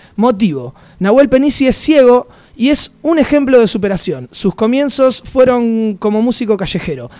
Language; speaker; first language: Spanish; native; Spanish